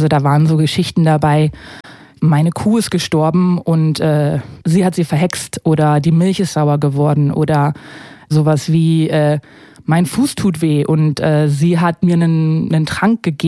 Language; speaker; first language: German; native; German